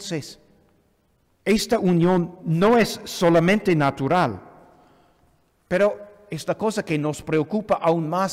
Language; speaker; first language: Spanish; non-native, fluent; English